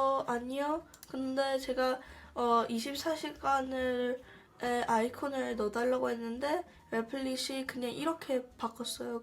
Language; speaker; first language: Korean; early bilingual, heritage; Korean